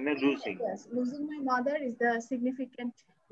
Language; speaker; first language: English; non-native, learner; Bangla